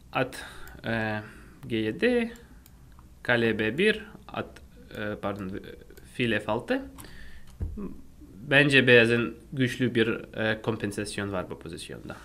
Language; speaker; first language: Turkish; non-native, fluent; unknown